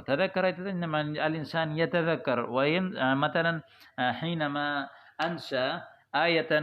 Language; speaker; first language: Arabic; non-native, fluent; Urdu